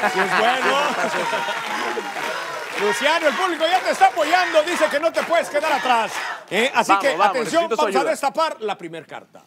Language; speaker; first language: Spanish; native; Spanish